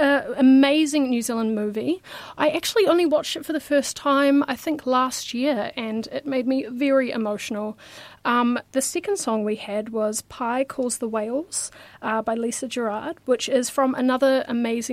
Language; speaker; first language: English; native; English